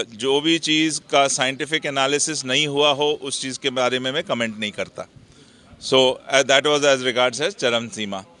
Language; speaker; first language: Hindi; non-native, local second language; Punjabi